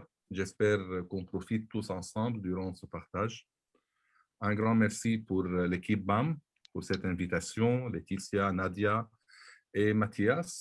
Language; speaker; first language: French; non-native, local second language; Arabic